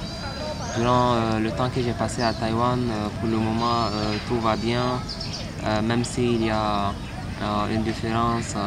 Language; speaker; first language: French; non-native, local second language; Fula